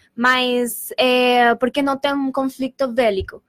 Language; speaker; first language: Portuguese; non-native, learner; Spanish